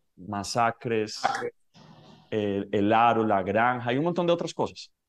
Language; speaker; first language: Spanish; native; Spanish